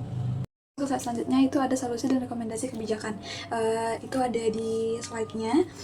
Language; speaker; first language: Indonesian; native; Indonesian